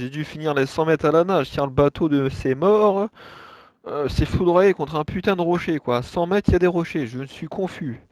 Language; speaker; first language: French; native; French